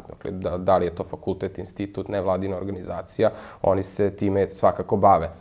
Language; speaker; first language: Serbian; native; Serbian